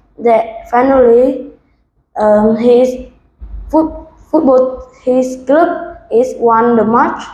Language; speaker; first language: English; non-native, learner; Vietnamese